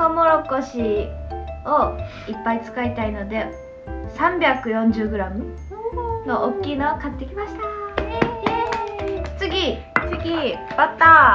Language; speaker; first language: Japanese; native; Japanese